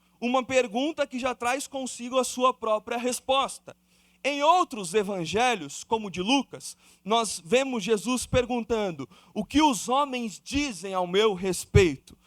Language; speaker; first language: Portuguese; native; Portuguese